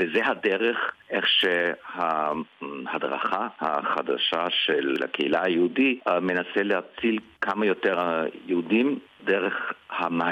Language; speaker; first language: Hebrew; early bilingual, heritage; Hebrew